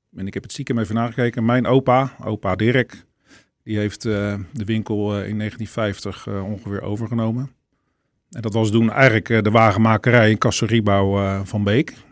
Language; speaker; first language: Dutch; native; Dutch